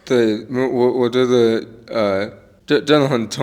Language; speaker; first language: Chinese; non-native, learner; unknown